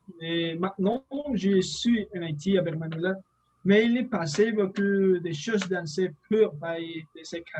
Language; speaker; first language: French; non-native, learner; Spanish